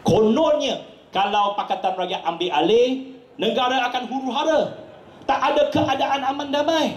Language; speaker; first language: Malay; non-native, local second language; Chinese